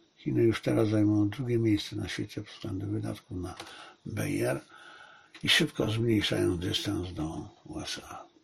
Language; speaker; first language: Polish; non-native, fluent; Chinese